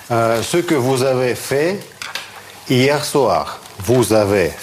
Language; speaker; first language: French; non-native, fluent; Russian